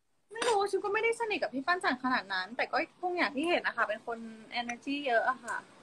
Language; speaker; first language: Thai; early bilingual, heritage; Thai